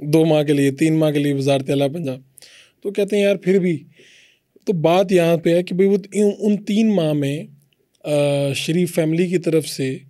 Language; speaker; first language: Urdu; non-native, local second language; Punjabi